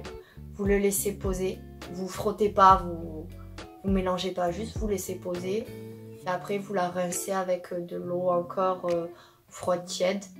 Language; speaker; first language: French; native; French